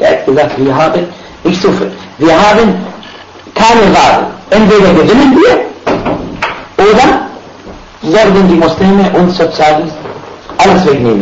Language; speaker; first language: German; non-native, fluent; Arabic